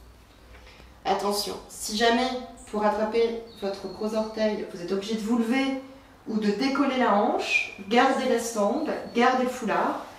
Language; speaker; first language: French; native; French